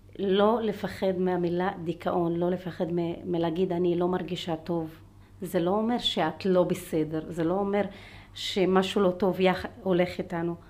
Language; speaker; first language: Hebrew; non-native, local second language; Arabic